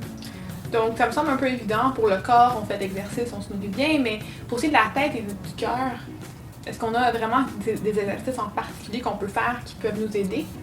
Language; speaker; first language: French; native; French